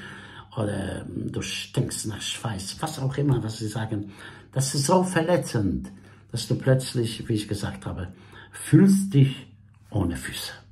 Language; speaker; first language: German; non-native, fluent; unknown